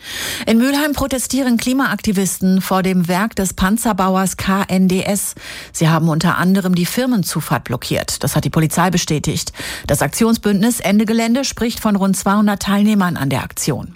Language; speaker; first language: German; native; German